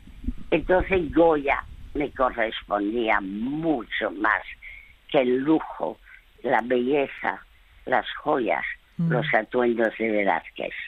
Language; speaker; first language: Spanish; early bilingual, other home language; French